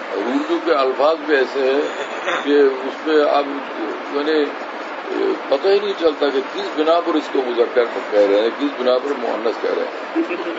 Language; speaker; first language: Urdu; non-native, fluent; Bangla